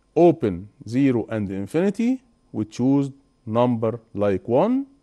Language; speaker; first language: English; non-native, fluent; Arabic